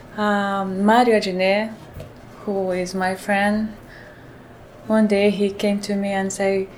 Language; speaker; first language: English; early bilingual, other home language; Portuguese